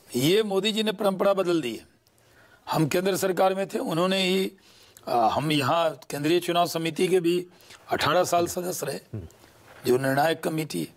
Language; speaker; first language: Hindi; native; Hindi